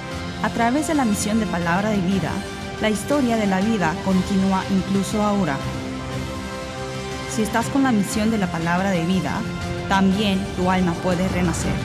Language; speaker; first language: Spanish; non-native, learner; Korean